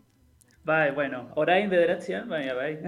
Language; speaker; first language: Basque; non-native, learner; Spanish